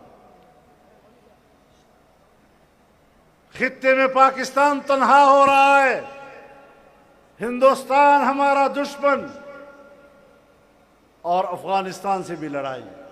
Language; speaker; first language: Urdu; non-native, local second language; Pashto